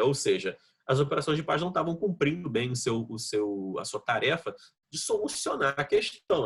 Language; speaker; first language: Portuguese; native; Portuguese